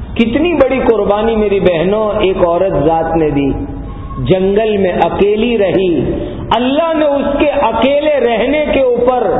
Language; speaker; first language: Urdu; non-native, local second language; Gujarati